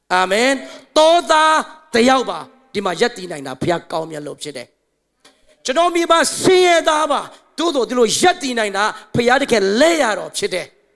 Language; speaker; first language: Burmese; non-native, local second language; Tedim Chin